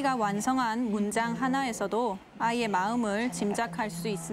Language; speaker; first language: Korean; native; Korean